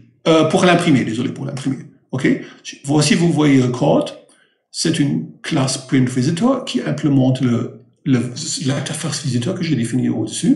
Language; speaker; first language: French; non-native, fluent; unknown